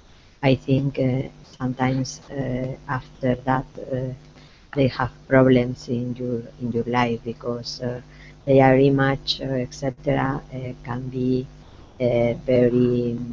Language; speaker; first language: English; non-native, learner; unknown